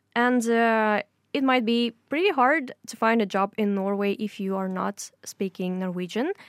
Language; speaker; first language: English; non-native, fluent; Russian